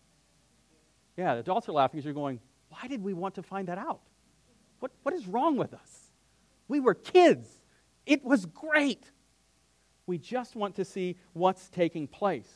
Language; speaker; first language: English; native; English